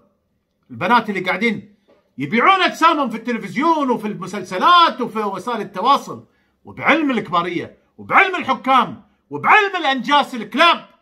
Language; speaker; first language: Arabic; native; Arabic